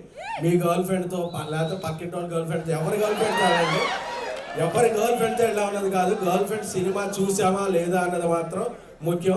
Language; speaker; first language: Telugu; native; Telugu